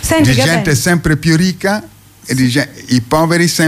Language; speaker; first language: Italian; non-native, fluent; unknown